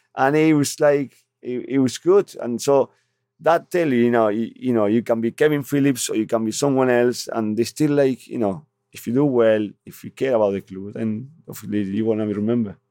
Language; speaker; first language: English; non-native, fluent; Spanish